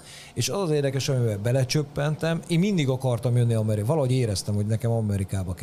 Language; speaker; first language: Hungarian; native; Hungarian